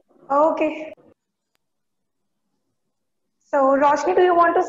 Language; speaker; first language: English; non-native, local second language; Hindi